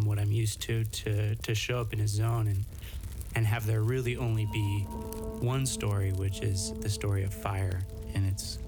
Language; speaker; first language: English; native; English